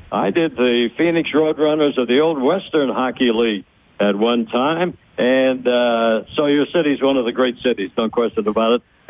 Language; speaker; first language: English; native; English